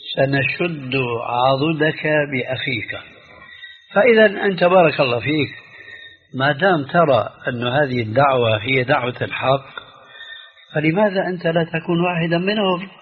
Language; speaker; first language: Arabic; early bilingual, other home language; Albanian